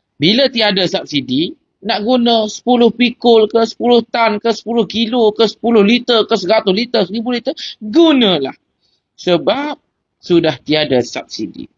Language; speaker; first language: Malay; native; Malay